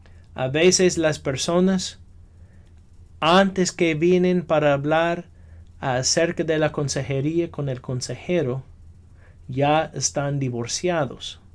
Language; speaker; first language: Spanish; non-native, fluent; English